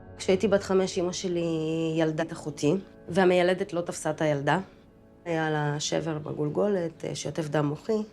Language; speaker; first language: Hebrew; early bilingual, other home language; Russian